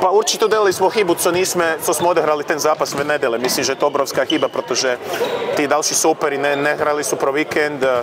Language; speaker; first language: Czech; non-native, learner; Croatian